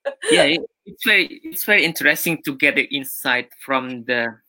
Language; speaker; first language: English; non-native, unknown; Indonesian